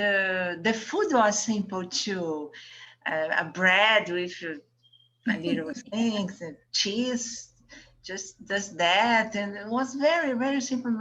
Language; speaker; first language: English; non-native, learner; Portuguese